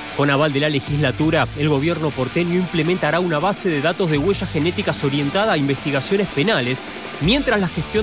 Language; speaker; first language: Spanish; native; Spanish